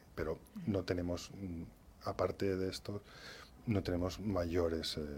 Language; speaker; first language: Spanish; native; Spanish